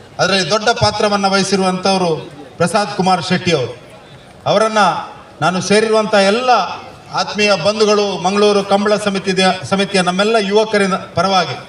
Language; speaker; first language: Kannada; non-native, local second language; Tulu